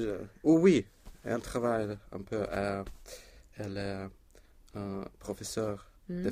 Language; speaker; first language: French; non-native, learner; Swedish